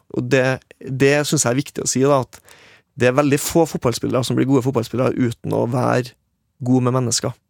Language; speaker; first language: Norwegian; native; Norwegian